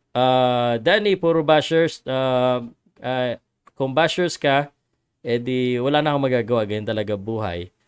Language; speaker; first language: Filipino; native; Filipino